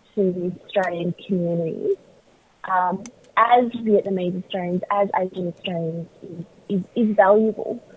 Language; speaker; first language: English; early bilingual, other home language; Vietnamese